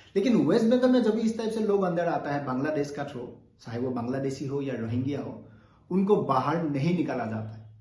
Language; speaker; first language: Hindi; non-native, local second language; Assamese